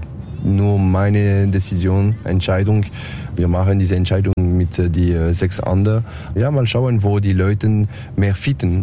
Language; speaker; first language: German; non-native, learner; French